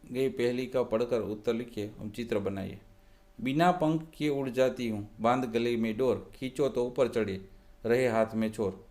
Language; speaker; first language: Hindi; non-native, local second language; Gujarati